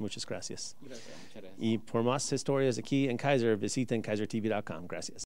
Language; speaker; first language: Spanish; early bilingual, heritage; Spanish